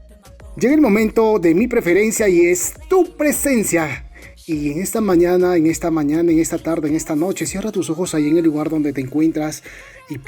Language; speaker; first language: Spanish; native; Spanish